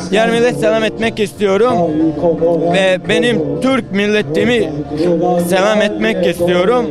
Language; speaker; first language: Turkish; non-native, learner; Bosnian